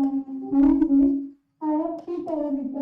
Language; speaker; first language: English; non-native, learner; Hindi